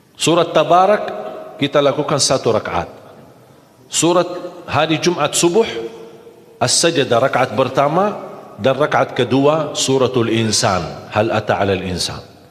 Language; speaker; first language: Malay; non-native, fluent; Arabic